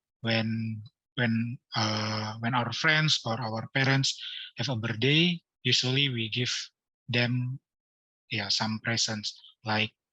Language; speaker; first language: English; non-native, learner; Indonesian